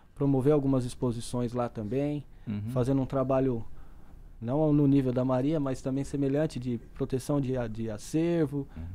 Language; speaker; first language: Portuguese; native; Portuguese